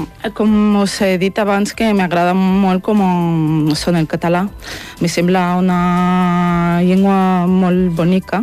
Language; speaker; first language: Catalan; non-native, learner; Russian